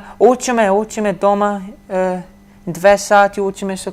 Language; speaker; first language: Macedonian; early bilingual, heritage; Macedonian